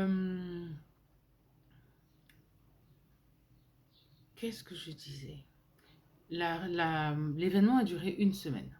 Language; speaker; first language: French; native; French